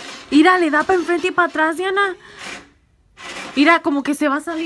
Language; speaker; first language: Spanish; early bilingual, heritage; Spanish